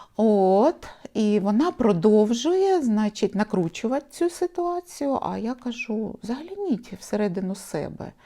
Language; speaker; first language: Ukrainian; non-native, local second language; Russian